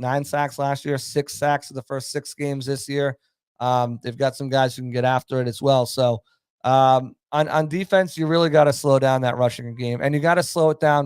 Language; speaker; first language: English; native; English